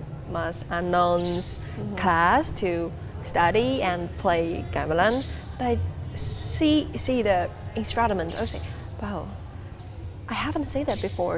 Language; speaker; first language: English; non-native, learner; Chinese